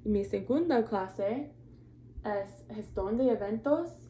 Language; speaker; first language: Spanish; non-native, learner; English